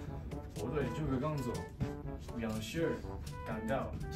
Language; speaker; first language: Chinese; non-native, learner; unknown